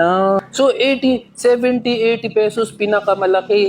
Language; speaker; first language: Filipino; non-native, fluent; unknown